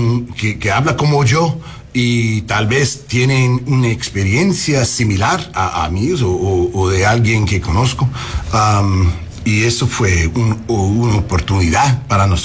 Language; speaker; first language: Spanish; non-native, learner; English